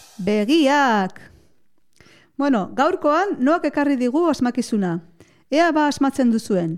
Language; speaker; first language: Basque; native; Basque